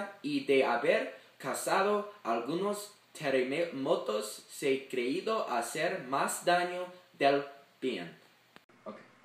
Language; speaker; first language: Spanish; non-native, learner; English